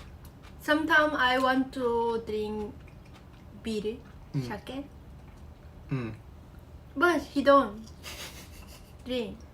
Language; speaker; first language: English; non-native, learner; Vietnamese